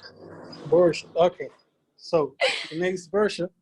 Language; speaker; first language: English; non-native, learner; Spanish